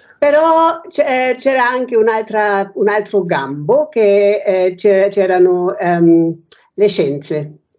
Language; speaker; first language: Italian; non-native, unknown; German